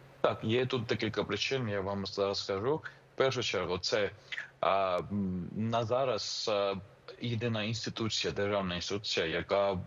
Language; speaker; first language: Ukrainian; non-native, fluent; Georgian